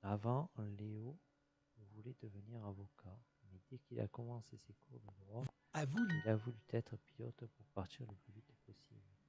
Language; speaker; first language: French; non-native, learner; English